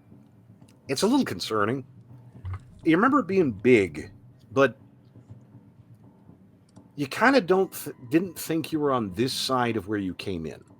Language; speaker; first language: English; native; English